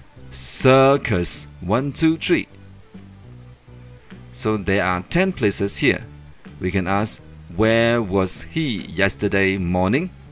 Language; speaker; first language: English; non-native, local second language; Chinese